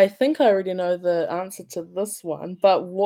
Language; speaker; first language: English; native; English